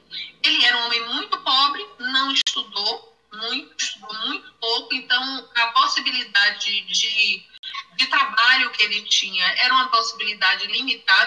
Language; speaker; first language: Portuguese; native; Portuguese